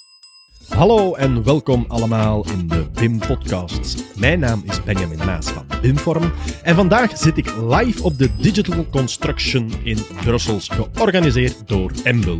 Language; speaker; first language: Dutch; native; Dutch